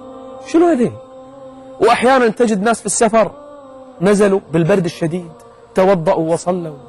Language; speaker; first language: Arabic; native; Arabic